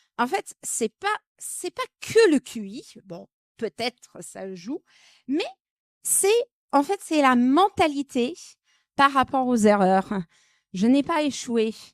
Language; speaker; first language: French; non-native, fluent; English